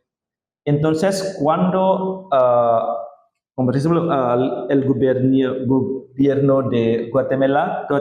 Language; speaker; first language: Spanish; non-native, learner; Indonesian